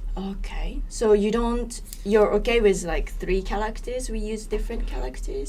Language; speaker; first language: English; non-native, fluent; Japanese